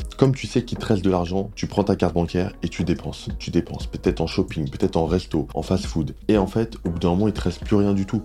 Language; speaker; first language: French; native; French